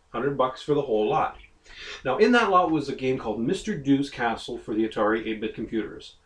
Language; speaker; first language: English; native; English